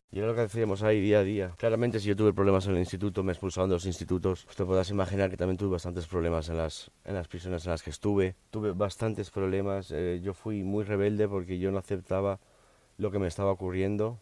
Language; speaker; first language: Spanish; early bilingual, heritage; Spanish